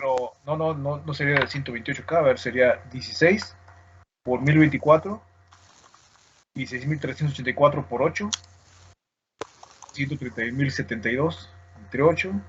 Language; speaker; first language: Spanish; native; Spanish